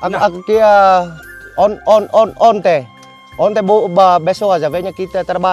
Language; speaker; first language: Portuguese; non-native, learner; Vietnamese